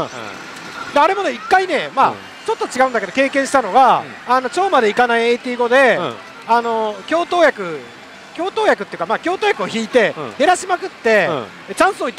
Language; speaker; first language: Japanese; native; Japanese